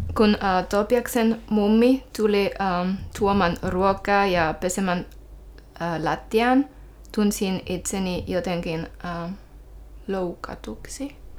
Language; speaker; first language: Finnish; non-native, learner; French